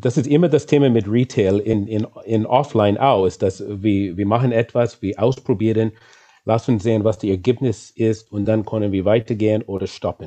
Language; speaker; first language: German; non-native, fluent; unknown